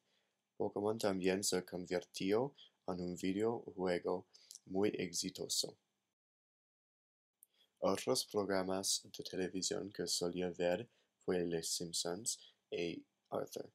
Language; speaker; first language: Spanish; non-native, learner; English